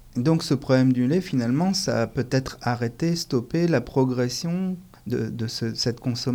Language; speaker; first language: French; native; French